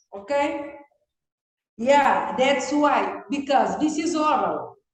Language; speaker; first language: English; non-native, learner; Kabuverdianu